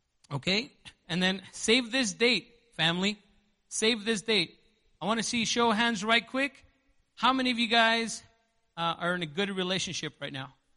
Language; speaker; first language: English; native; English